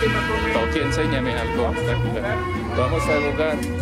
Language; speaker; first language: Spanish; non-native, learner; Amharic